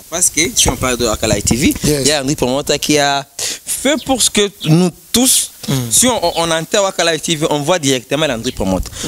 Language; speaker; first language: French; non-native, local second language; Rundi